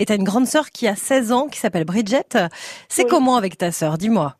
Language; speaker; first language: French; native; French